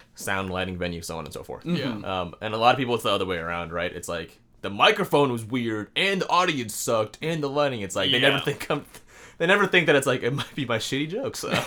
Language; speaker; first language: English; native; English